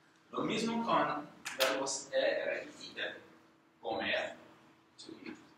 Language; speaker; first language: Spanish; non-native, learner; English